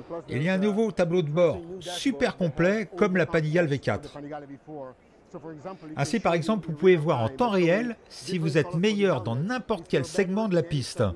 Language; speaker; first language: French; native; French